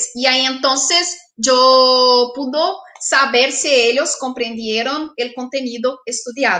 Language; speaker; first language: Spanish; non-native, fluent; Portuguese